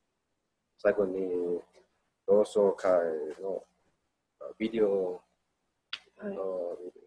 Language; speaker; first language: Japanese; non-native, learner; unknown